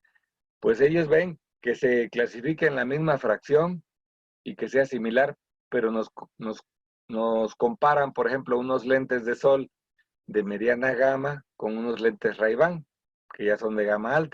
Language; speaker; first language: Spanish; native; Spanish